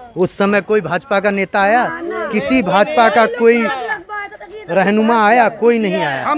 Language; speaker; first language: Hindi; native; Hindi